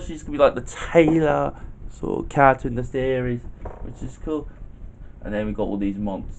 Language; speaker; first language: English; native; English